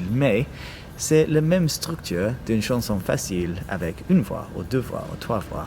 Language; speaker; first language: French; non-native, learner; English